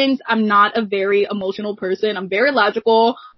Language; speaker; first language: English; native; English